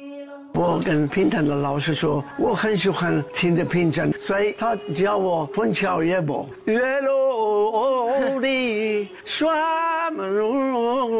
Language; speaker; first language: Chinese; non-native, learner; Finnish